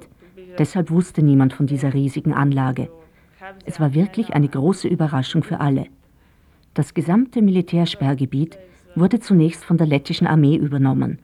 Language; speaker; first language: German; native; German